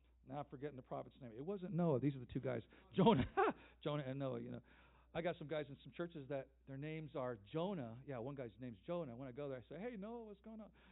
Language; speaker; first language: English; native; English